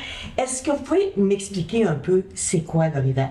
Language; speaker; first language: French; native; French